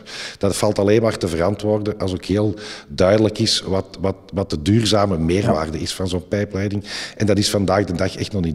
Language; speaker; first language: Dutch; native; Dutch